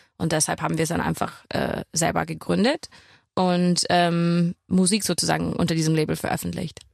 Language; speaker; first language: German; non-native, fluent; English